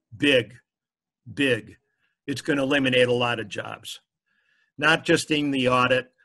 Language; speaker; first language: English; native; English